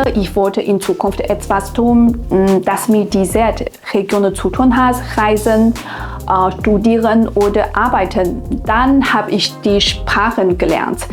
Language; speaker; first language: German; non-native, fluent; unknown